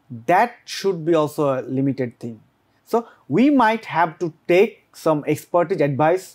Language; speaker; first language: English; non-native, local second language; Bangla